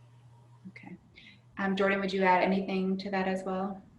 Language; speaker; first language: English; native; English